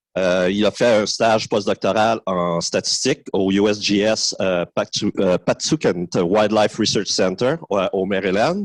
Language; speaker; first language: French; native; French